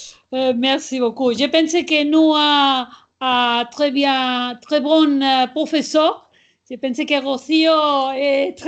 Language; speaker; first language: French; non-native, learner; Catalan